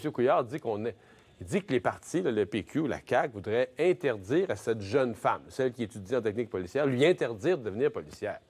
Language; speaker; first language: French; native; French